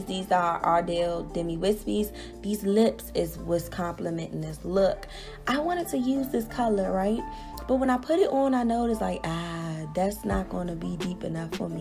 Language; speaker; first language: English; native; English